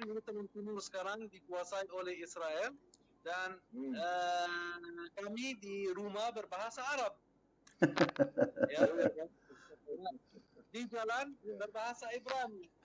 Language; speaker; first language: Indonesian; non-native, fluent; Arabic